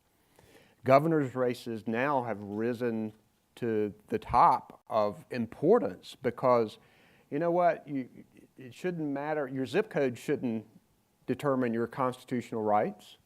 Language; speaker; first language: English; native; English